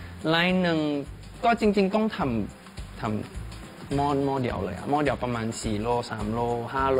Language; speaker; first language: Thai; non-native, fluent; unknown